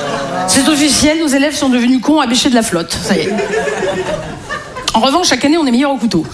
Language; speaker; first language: French; native; French